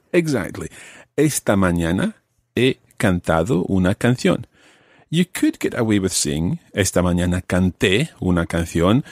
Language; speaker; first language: Spanish; non-native, fluent; English